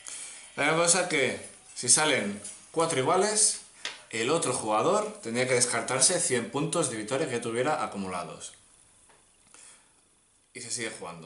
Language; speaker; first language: Spanish; native; Spanish